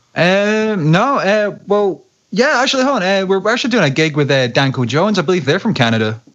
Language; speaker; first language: English; native; English